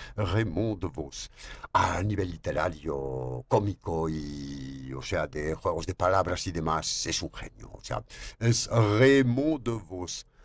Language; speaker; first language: Spanish; non-native, fluent; French